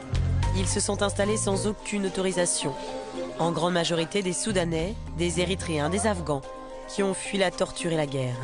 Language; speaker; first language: French; native; French